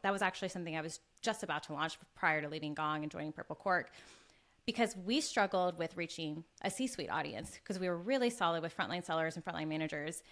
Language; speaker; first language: English; native; English